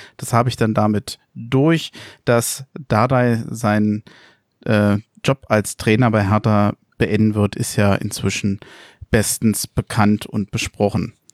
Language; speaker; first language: German; native; German